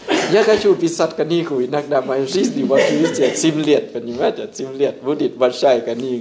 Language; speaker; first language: Russian; non-native, fluent; Thai